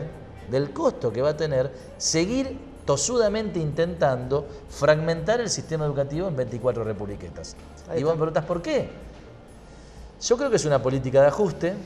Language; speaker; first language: Spanish; native; Spanish